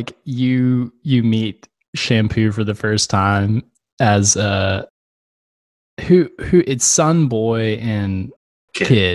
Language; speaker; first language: English; native; English